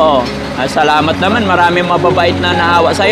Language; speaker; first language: Filipino; native; Filipino